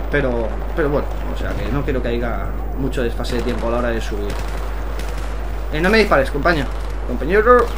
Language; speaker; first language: Spanish; native; Spanish